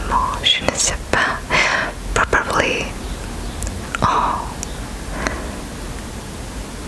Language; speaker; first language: French; non-native, fluent; German